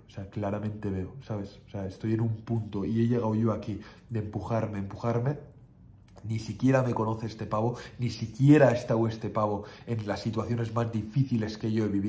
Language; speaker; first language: Spanish; native; Spanish